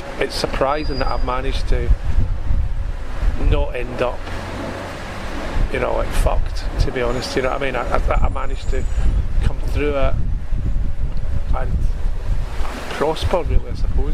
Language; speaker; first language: English; native; English